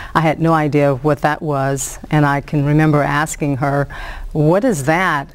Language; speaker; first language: English; native; English